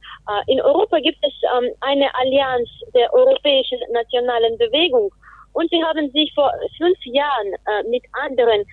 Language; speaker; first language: German; non-native, fluent; Russian